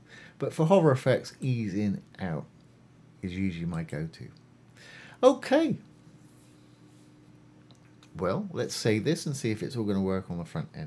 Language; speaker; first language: English; native; English